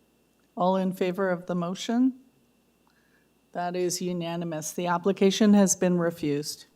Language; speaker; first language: English; native; English